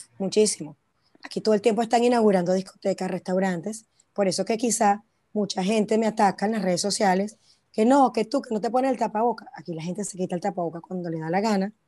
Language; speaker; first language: Spanish; native; Spanish